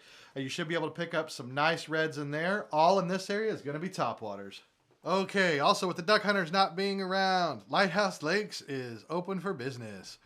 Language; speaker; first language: English; native; English